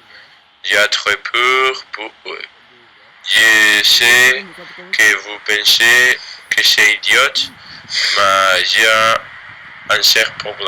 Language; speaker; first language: French; non-native, learner; Spanish